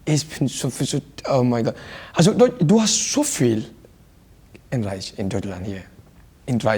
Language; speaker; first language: German; non-native, learner; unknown